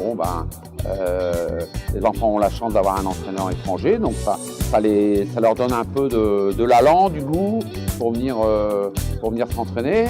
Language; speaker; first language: French; native; French